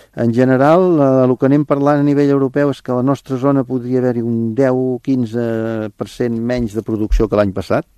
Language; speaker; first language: Catalan; native; Catalan